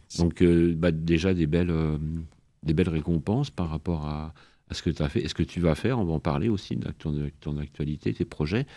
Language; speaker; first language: French; native; French